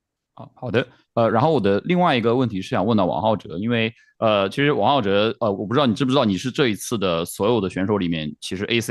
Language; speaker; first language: Chinese; native; Chinese